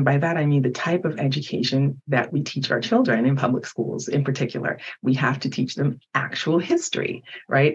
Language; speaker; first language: English; early bilingual, other home language; Haitian Creole